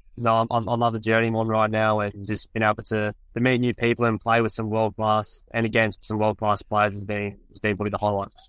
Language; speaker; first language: English; native; English